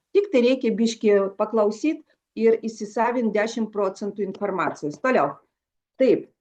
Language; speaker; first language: Lithuanian; non-native, local second language; Russian